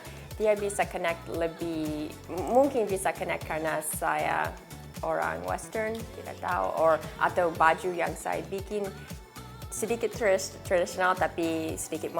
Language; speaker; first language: Indonesian; non-native, learner; English